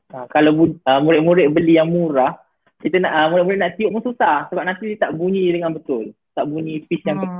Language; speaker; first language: Malay; native; Malay